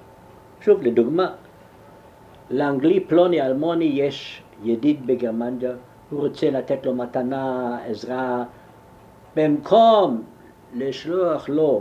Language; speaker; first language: Hebrew; non-native, fluent; German